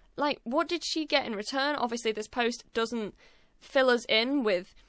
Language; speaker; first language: English; native; English